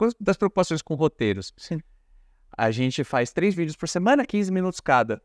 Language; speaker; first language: Portuguese; native; Portuguese